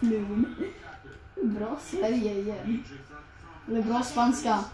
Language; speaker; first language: Swedish; early bilingual, other home language; Kurdish